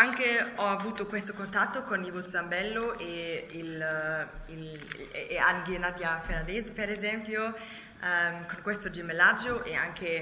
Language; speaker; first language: Italian; non-native, learner; German